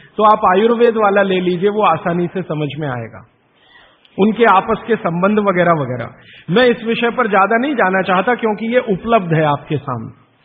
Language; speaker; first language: Hindi; native; Hindi